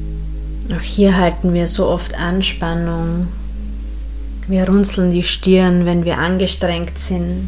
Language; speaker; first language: German; native; German